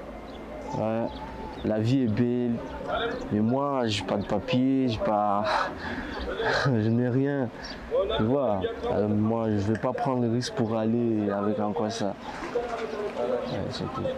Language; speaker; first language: French; non-native, learner; Comorian